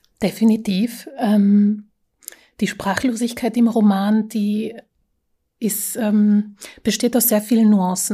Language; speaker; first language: German; early bilingual, other home language; Slovak